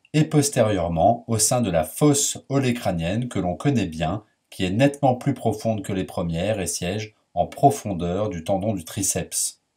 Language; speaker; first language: French; native; French